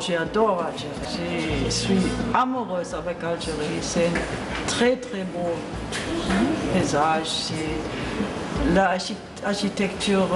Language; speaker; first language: French; non-native, learner; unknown